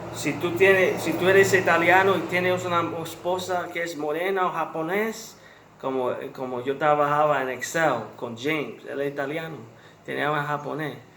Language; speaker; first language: Spanish; early bilingual, heritage; Spanish